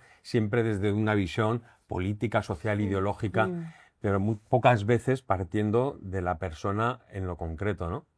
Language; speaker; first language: Spanish; native; Spanish